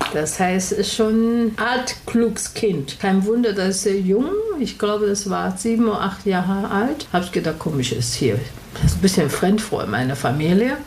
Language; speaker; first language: German; non-native, learner; Chinese